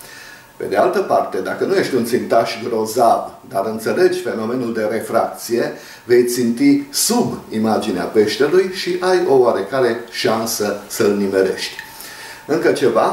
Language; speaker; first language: Romanian; native; Romanian